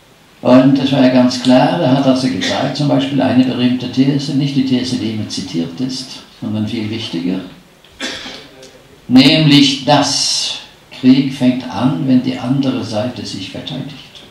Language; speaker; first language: German; non-native, fluent; Norwegian